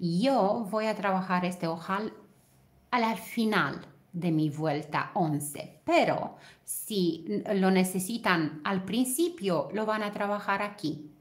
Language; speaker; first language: Spanish; non-native, fluent; Romanian